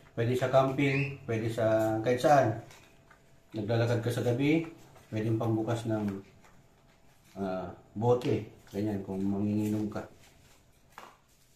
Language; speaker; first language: Filipino; native; Filipino